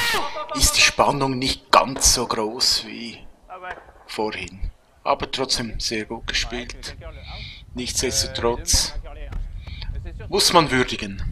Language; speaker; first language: German; native; German